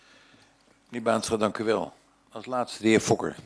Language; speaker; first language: Dutch; native; Dutch